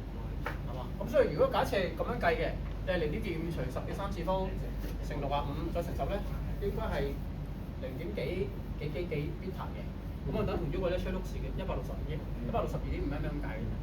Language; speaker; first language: Cantonese; native; Cantonese